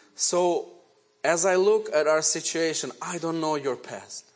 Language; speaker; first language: English; non-native, fluent; Ukrainian